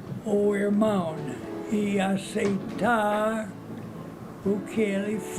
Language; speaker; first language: Portuguese; non-native, fluent; English